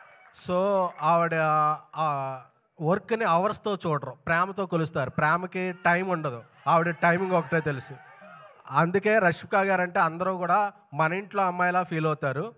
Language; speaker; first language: Telugu; native; Telugu